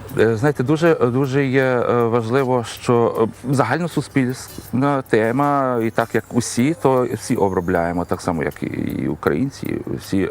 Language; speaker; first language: Ukrainian; early bilingual, heritage; Ukrainian